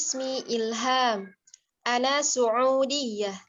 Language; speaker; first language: Arabic; non-native, learner; Indonesian